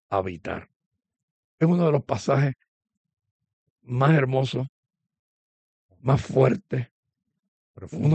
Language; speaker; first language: Spanish; native; Spanish